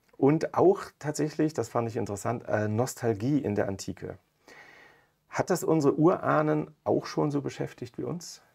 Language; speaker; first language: German; native; German